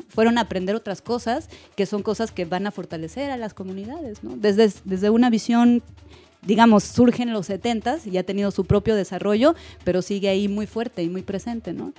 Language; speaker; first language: Spanish; native; Spanish